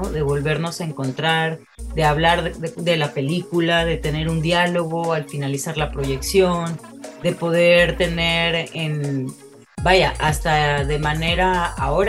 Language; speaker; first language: Spanish; native; Spanish